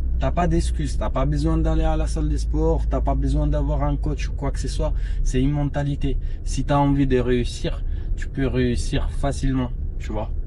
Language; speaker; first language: French; non-native, local second language; Arabic